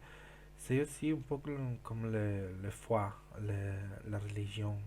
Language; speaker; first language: French; non-native, learner; Spanish